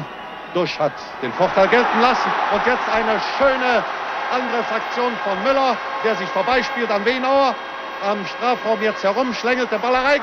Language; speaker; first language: German; native; German